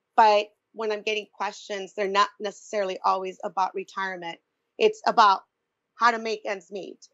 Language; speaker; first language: English; native; English